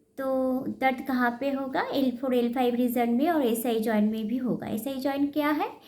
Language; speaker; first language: Hindi; non-native, local second language; Bangla